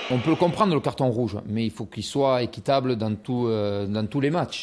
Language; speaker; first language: French; native; French